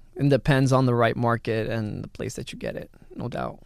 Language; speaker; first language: English; early bilingual, other home language; Spanish